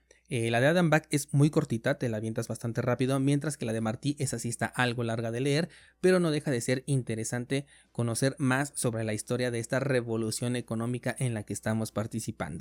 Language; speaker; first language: Spanish; native; Spanish